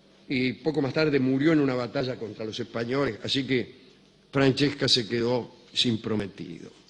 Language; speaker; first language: Spanish; native; Spanish